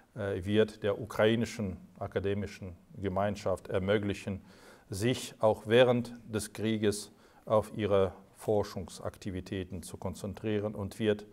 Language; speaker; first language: German; non-native, fluent; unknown